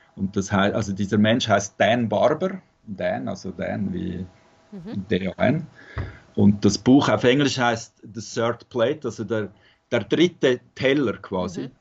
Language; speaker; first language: German; native; German